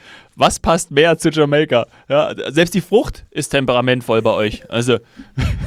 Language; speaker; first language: German; native; German